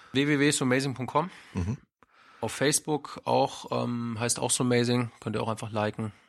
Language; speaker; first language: German; native; German